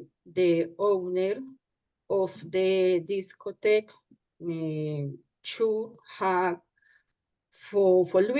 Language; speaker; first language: English; non-native, learner; Spanish